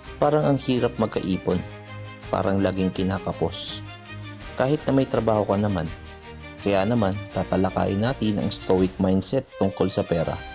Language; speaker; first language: Filipino; native; Filipino